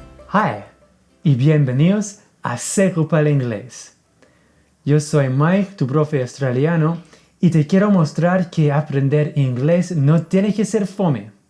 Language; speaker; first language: Spanish; non-native, fluent; English